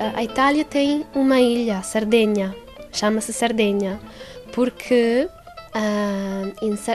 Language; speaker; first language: Portuguese; non-native, learner; Italian